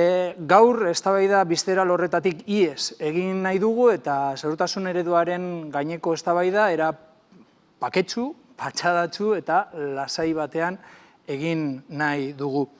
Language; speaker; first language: Basque; native; Basque